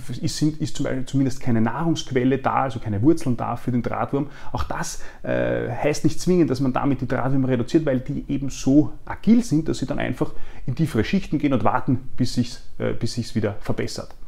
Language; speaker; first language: German; native; German